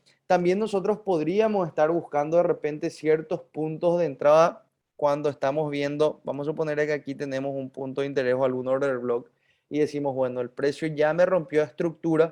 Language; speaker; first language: Spanish; native; Spanish